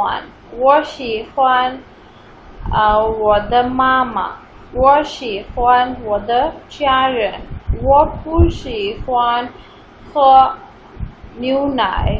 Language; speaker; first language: Chinese; non-native, fluent; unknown